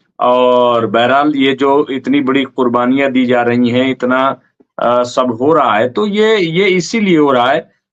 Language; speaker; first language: Hindi; native; Hindi